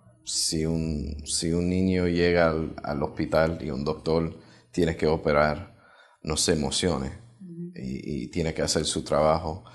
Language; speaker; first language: Spanish; early bilingual, heritage; Spanish